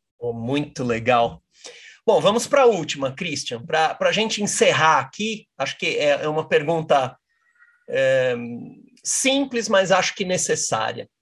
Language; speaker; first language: Portuguese; native; Portuguese